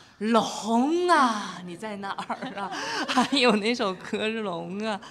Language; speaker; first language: Chinese; native; Chinese